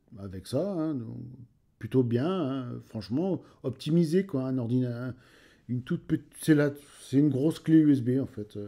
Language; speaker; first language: French; native; French